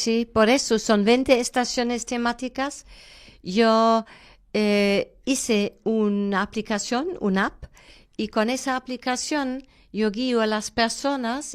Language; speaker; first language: Spanish; non-native, fluent; German